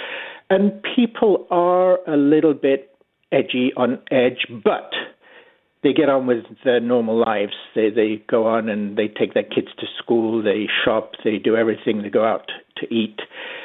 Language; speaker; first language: English; native; English